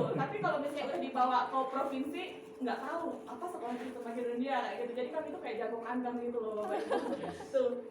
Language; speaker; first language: Indonesian; non-native, local second language; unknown